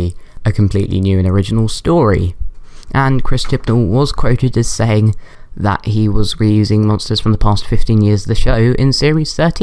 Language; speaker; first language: English; native; English